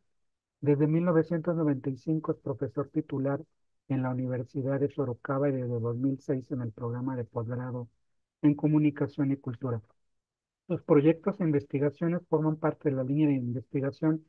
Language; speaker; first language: Spanish; native; Spanish